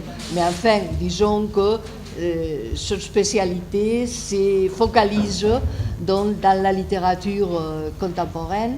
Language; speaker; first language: French; non-native, fluent; Catalan